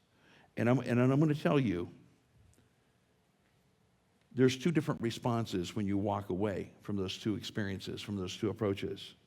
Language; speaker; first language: English; native; English